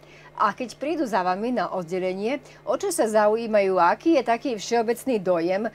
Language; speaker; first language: Slovak; native; Slovak